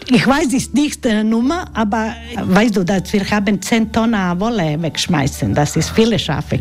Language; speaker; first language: German; non-native, learner; Croatian